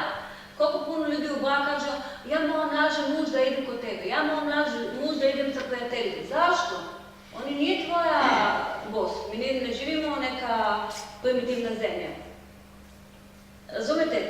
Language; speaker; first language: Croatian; non-native, learner; Hebrew